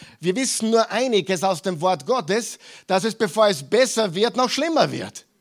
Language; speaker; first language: German; non-native, fluent; English